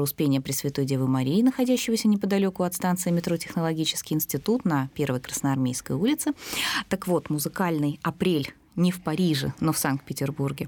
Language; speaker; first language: Russian; native; Russian